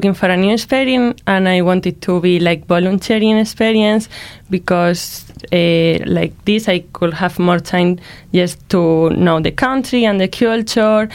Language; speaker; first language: English; non-native, learner; Spanish